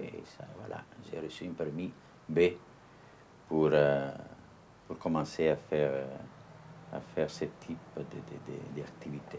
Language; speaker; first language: French; non-native, learner; Italian